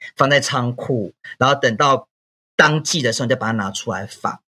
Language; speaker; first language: Chinese; native; Chinese